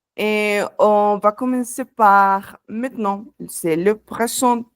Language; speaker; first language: French; non-native, fluent; Spanish